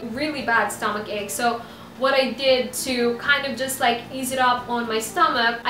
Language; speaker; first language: English; non-native, local second language; Filipino